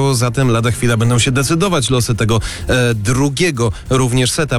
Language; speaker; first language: Polish; native; Polish